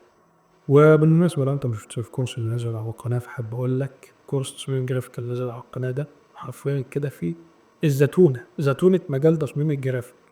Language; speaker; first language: Arabic; native; Arabic